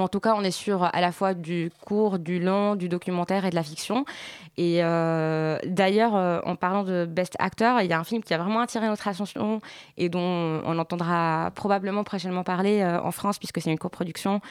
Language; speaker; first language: French; native; French